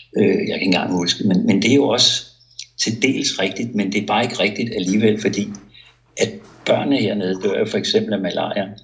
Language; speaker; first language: Danish; native; Danish